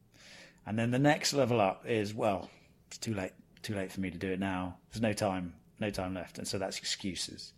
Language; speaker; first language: English; native; English